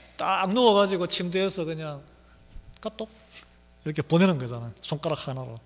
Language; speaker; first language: Korean; native; Korean